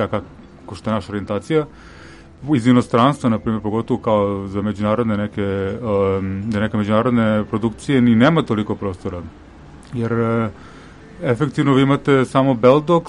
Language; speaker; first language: Serbian; native; Serbian